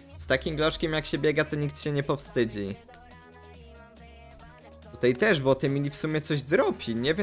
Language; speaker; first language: Polish; native; Polish